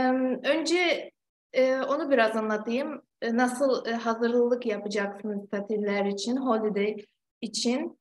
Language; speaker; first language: Turkish; non-native, fluent; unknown